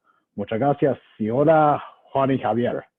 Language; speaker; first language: Spanish; non-native, learner; English